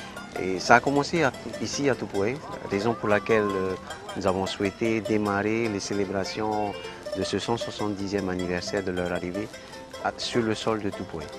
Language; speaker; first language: French; native; French